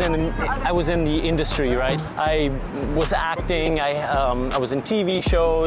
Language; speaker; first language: English; non-native, fluent; Swiss German